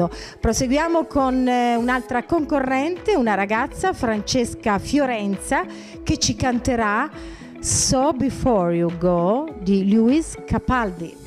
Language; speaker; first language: Italian; native; Italian